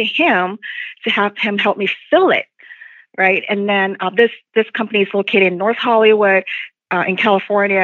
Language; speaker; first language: English; non-native, local second language; Cantonese